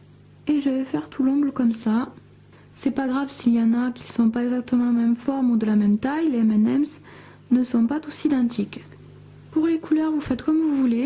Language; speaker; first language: French; native; French